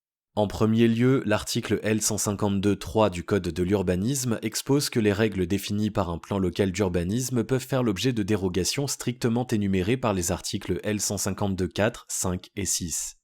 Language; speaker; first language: French; native; French